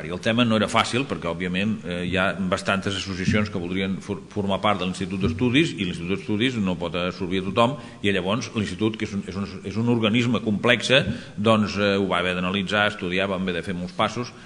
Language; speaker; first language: Catalan; native; Catalan